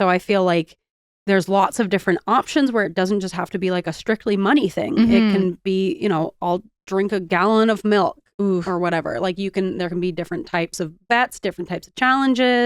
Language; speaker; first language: English; native; English